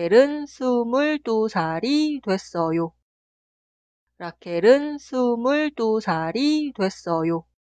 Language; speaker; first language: Korean; non-native, fluent; Spanish